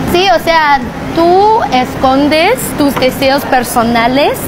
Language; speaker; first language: Spanish; non-native, fluent; Chinese